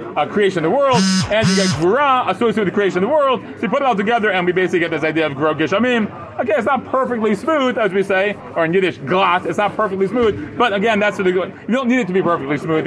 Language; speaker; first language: English; native; English